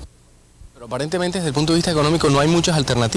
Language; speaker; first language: Spanish; native; Spanish